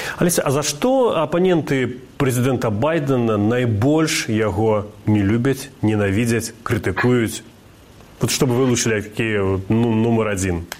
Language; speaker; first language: Belarusian; native; Belarusian